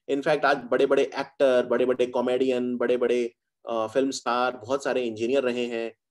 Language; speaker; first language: Hindi; native; Hindi